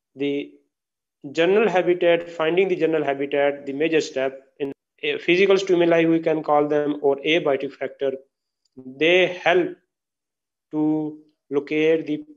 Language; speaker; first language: English; non-native, local second language; Urdu